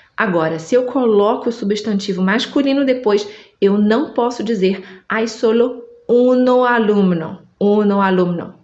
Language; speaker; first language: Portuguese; native; Portuguese